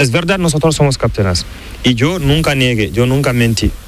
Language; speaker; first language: Spanish; non-native, learner; Fula